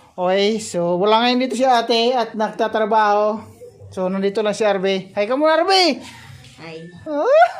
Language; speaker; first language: Filipino; native; Filipino